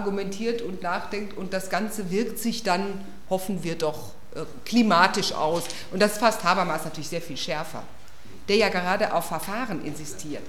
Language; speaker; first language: German; native; German